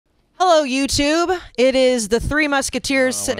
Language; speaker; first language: English; native; English